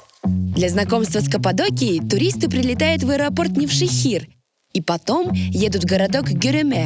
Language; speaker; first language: Russian; native; Russian